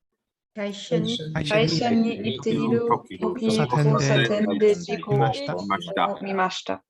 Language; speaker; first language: Japanese; non-native, learner; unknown